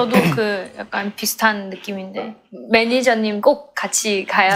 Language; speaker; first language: Korean; non-native, fluent; Chinese